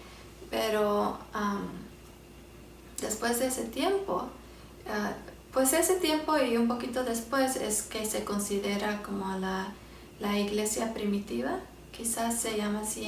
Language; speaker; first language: Spanish; early bilingual, heritage; Spanish